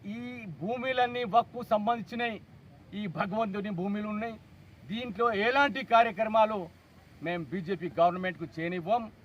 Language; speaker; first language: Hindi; non-native, local second language; Urdu